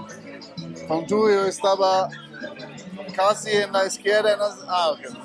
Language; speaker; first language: Spanish; non-native, learner; German